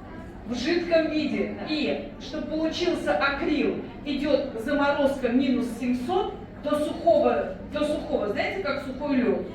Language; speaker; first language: Russian; native; Russian